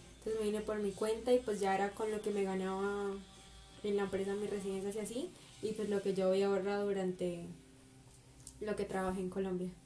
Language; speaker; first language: Spanish; native; Spanish